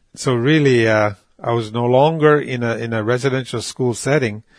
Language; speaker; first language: English; non-native, fluent; Cree